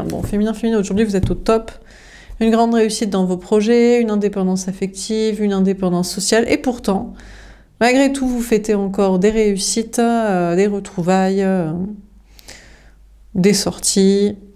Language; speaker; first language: French; native; French